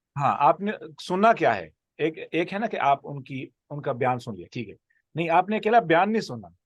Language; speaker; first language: Urdu; non-native, local second language; Punjabi